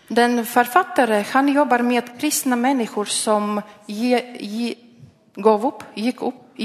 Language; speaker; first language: Swedish; non-native, learner; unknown